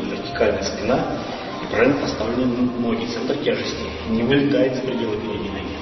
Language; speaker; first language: Russian; native; Russian